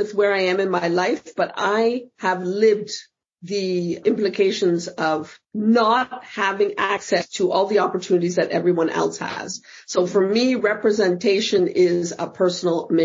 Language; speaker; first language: English; native; English